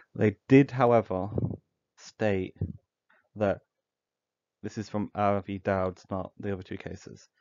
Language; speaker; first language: English; native; English